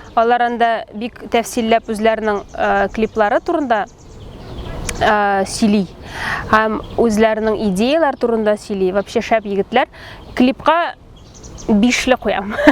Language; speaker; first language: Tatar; native; Tatar